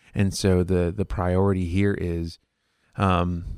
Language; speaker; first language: English; early bilingual, other home language; Spanish